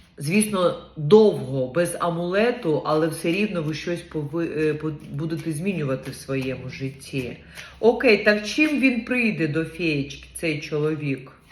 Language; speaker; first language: Ukrainian; non-native, local second language; Russian